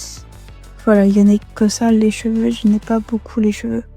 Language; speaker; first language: French; non-native, learner; Spanish